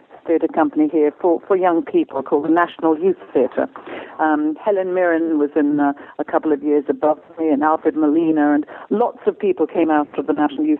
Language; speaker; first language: English; native; English